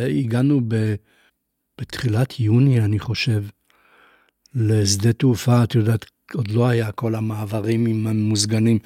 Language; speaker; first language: Hebrew; non-native, fluent; Polish